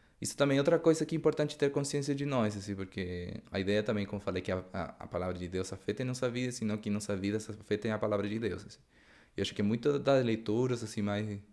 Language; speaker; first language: Portuguese; non-native, fluent; Spanish